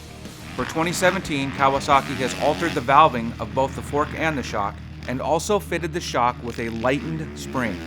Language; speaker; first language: English; native; English